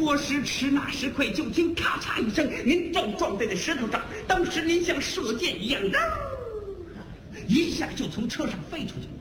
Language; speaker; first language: Chinese; native; Chinese